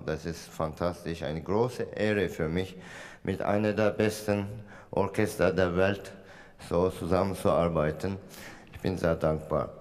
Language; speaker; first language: German; non-native, fluent; Turkish